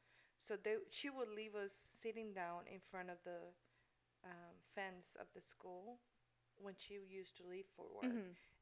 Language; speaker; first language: English; non-native, fluent; Spanish